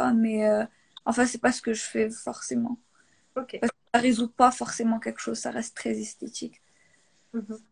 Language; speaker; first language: French; non-native, local second language; Arabic